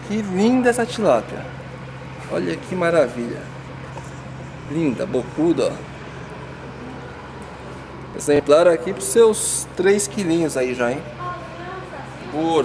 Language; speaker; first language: Portuguese; native; Portuguese